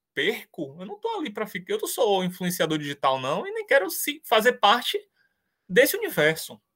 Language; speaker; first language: Portuguese; native; Portuguese